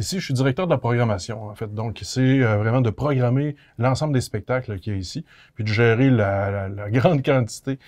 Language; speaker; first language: French; native; French